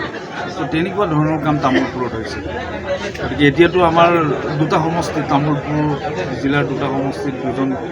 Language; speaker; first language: Assamese; native; Assamese